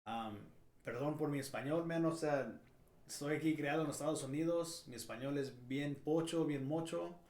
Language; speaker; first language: Spanish; early bilingual, heritage; Spanish